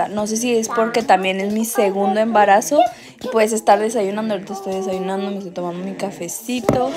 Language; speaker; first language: Spanish; native; Spanish